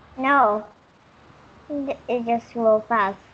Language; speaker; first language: English; non-native, learner; Vietnamese